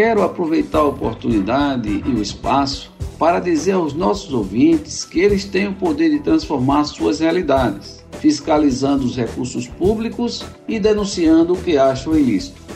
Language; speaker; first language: Portuguese; native; Portuguese